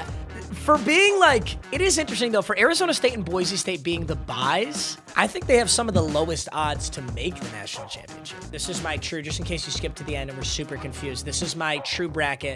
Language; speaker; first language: English; native; English